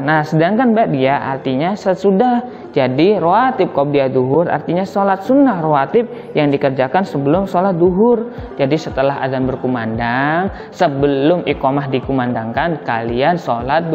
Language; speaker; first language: Indonesian; native; Indonesian